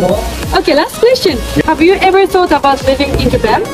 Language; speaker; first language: English; non-native, learner; Japanese